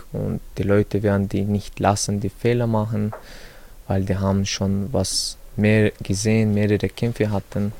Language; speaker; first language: German; early bilingual, other home language; Chechen